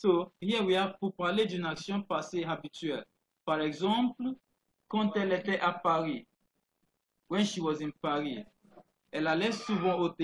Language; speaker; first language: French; non-native, fluent; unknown